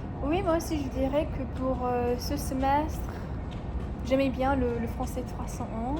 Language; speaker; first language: French; non-native, learner; English